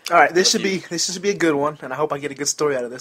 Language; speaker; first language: English; native; English